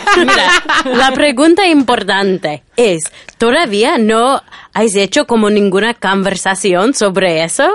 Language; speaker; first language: Spanish; non-native, fluent; English